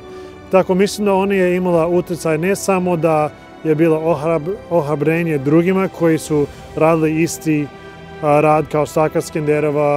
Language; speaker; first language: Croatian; non-native, learner; English